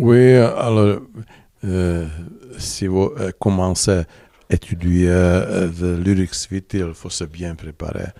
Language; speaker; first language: French; non-native, learner; Czech